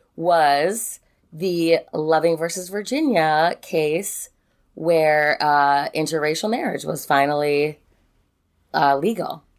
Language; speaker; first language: English; native; English